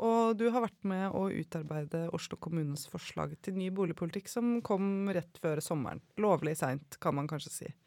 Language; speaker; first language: Norwegian; native; Norwegian